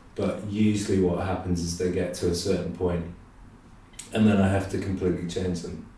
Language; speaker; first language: English; native; English